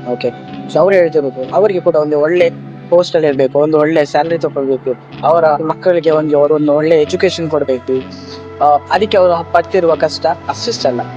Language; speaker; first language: Kannada; non-native, local second language; Konkani